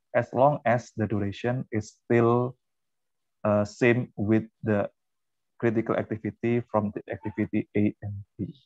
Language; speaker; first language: English; non-native, fluent; Indonesian